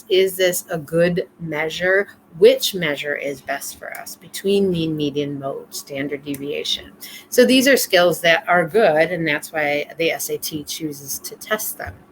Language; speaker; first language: English; native; English